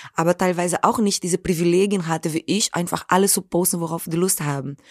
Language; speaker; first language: German; non-native, fluent; Portuguese